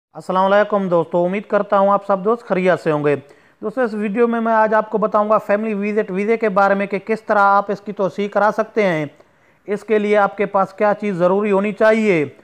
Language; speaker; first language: Urdu; non-native, local second language; Saraiki